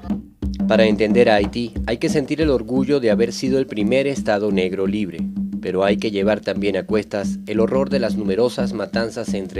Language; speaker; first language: Spanish; native; Spanish